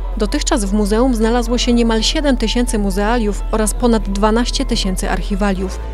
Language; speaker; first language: Polish; native; Polish